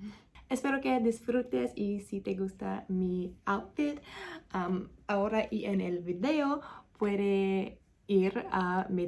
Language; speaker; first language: Spanish; non-native, learner; English